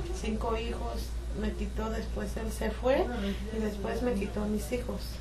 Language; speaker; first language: Spanish; native; Spanish